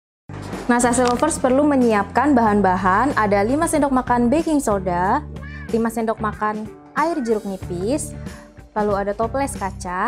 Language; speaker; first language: Indonesian; native; Indonesian